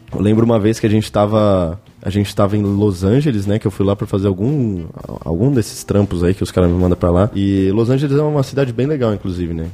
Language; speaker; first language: Portuguese; native; Portuguese